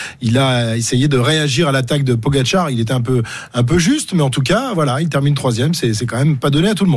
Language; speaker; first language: French; native; French